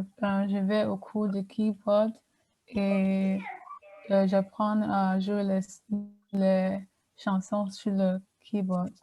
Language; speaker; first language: French; early bilingual, heritage; German